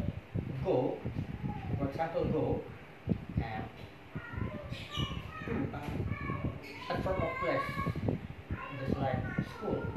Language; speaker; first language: English; non-native, learner; Indonesian